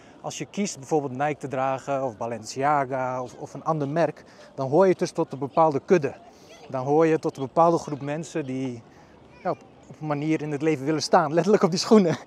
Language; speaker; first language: Dutch; early bilingual, other home language; Bosnian